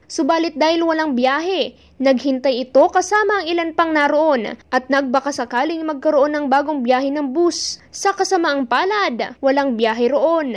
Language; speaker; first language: Filipino; native; Filipino